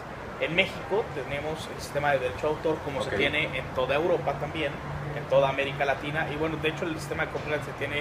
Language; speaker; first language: Spanish; native; Spanish